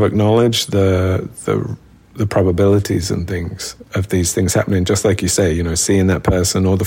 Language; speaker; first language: English; native; English